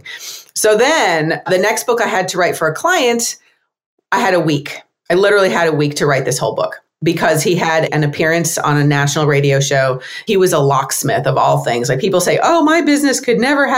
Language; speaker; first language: English; native; English